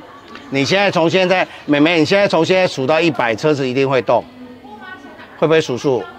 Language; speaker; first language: Chinese; native; Chinese